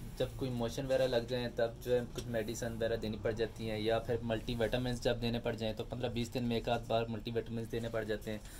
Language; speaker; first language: Urdu; non-native, local second language; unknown